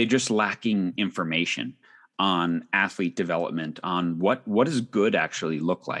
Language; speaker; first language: English; native; English